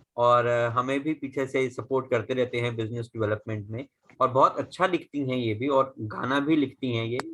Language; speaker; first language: Hindi; native; Hindi